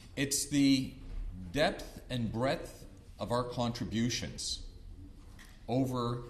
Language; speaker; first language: English; early bilingual, other home language; Ukrainian